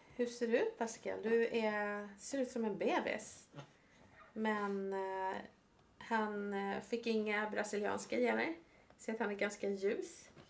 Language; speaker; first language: Swedish; native; Swedish